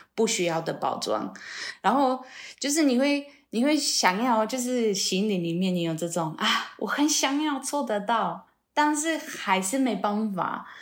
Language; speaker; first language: Chinese; non-native, fluent; Polish